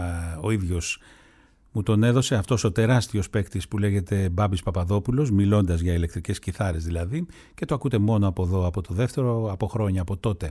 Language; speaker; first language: Greek; native; Greek